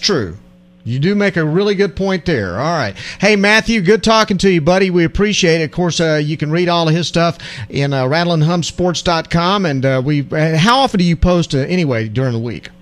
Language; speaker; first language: English; native; English